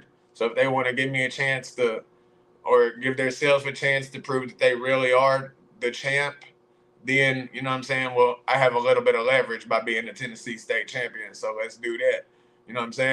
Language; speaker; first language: English; native; English